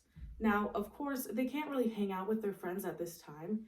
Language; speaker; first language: English; native; English